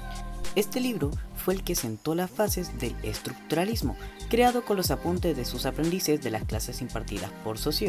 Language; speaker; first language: Spanish; native; Spanish